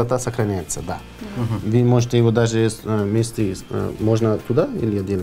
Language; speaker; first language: Russian; non-native, fluent; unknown